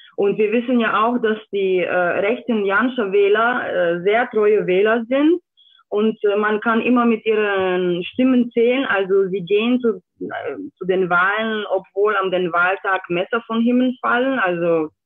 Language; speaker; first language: German; non-native, fluent; Slovenian